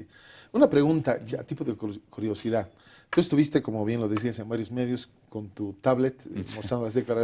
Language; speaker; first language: Spanish; native; Spanish